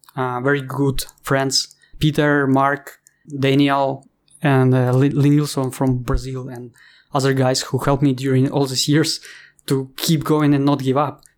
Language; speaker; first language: English; non-native, fluent; Ukrainian